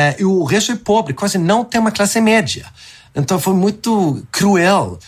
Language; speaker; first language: Portuguese; non-native, fluent; Swedish